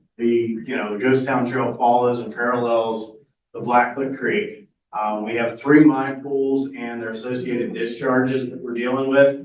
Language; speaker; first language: English; native; English